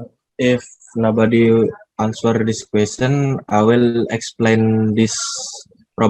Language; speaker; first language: English; non-native, learner; Indonesian